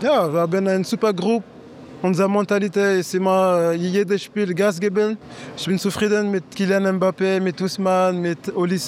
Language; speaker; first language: German; non-native, learner; French